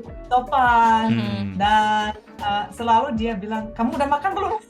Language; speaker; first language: Indonesian; non-native, fluent; Russian